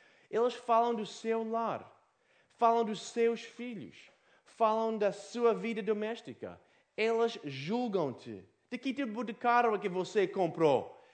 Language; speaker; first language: Portuguese; non-native, fluent; English